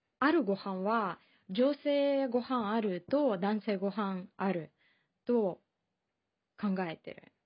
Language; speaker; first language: Japanese; non-native, fluent; Russian